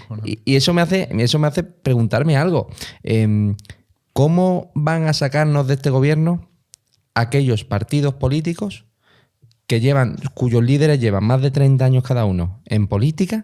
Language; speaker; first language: Spanish; native; Spanish